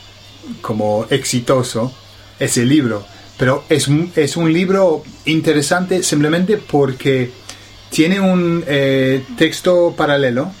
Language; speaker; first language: Spanish; non-native, fluent; English